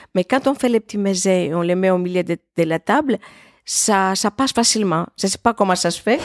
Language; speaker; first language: French; non-native, fluent; Greek